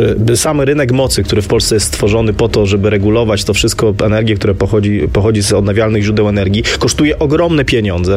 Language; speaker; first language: Polish; native; Polish